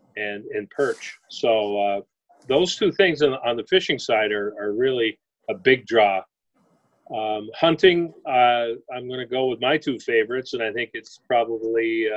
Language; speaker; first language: English; native; English